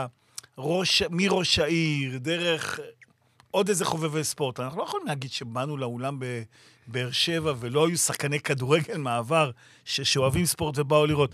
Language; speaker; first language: Hebrew; native; Hebrew